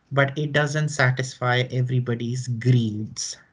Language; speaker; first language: English; non-native, local second language; Hindi